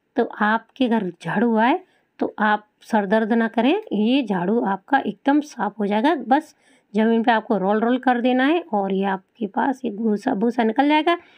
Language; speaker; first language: Hindi; native; Hindi